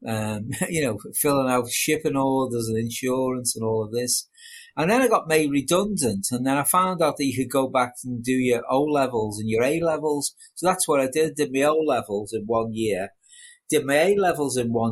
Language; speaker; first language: English; native; English